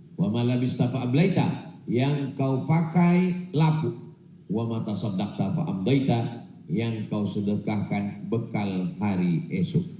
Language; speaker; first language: Malay; non-native, local second language; Minangkabau